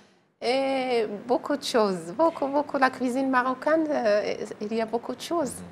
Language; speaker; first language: French; non-native, learner; Arabic